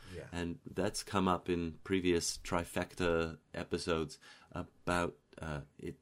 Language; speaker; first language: English; native; English